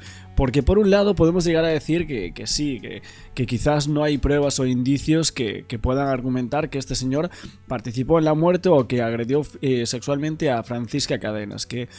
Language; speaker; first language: Spanish; native; Spanish